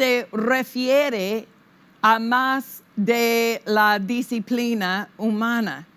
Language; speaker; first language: Spanish; non-native, fluent; English